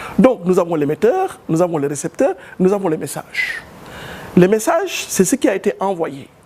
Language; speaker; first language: French; non-native, local second language; Wolof